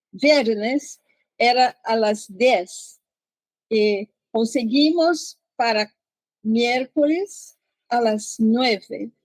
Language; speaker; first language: Spanish; non-native, learner; Portuguese